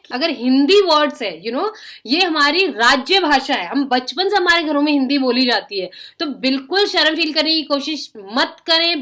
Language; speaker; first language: Hindi; native; Hindi